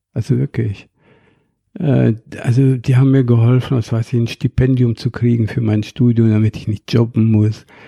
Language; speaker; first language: German; non-native, fluent; Arabic